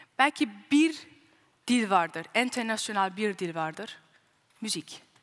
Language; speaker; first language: Turkish; early bilingual, heritage; Turkish